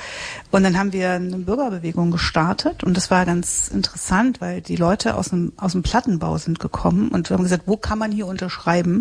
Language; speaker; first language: German; native; German